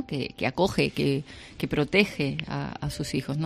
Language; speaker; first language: Spanish; native; Spanish